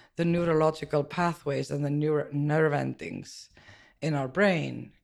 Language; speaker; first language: English; non-native, fluent; Icelandic